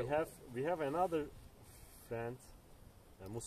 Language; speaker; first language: English; non-native, learner; Turkish